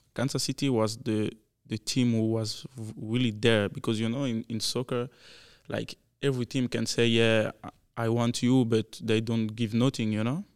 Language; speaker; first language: English; non-native, learner; French